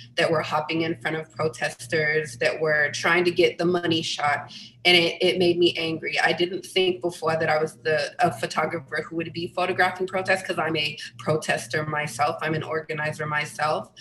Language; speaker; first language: English; native; English